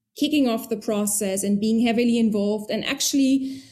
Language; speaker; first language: English; non-native, fluent; German